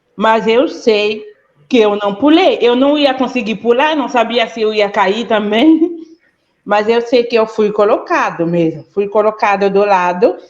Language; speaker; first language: Portuguese; non-native, fluent; Haitian Creole